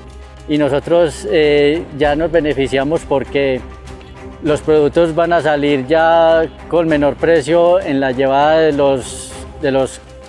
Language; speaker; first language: Spanish; native; Spanish